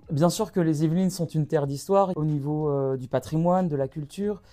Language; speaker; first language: French; native; French